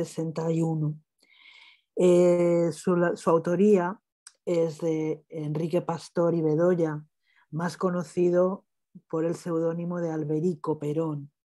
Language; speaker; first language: Spanish; native; Spanish